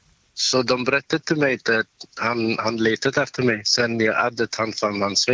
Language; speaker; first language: Swedish; non-native, learner; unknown